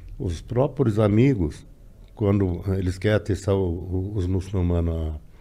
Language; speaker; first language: Portuguese; non-native, fluent; Arabic